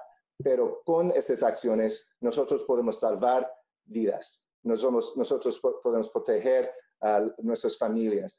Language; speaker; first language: Spanish; non-native, local second language; English